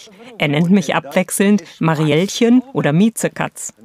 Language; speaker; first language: German; native; German